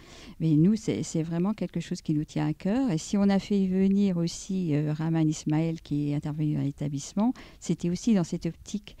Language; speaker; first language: French; native; French